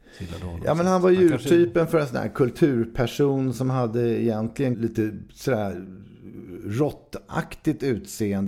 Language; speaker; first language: Swedish; native; Swedish